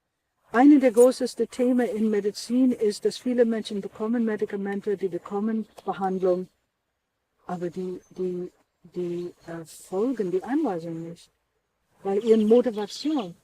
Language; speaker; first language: German; non-native, fluent; English